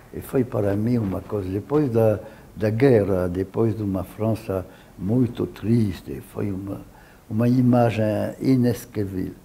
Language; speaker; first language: Portuguese; non-native, fluent; French